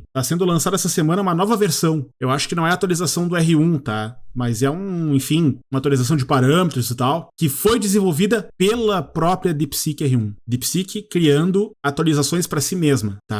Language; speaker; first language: Portuguese; native; Portuguese